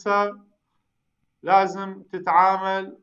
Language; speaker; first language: Arabic; native; Arabic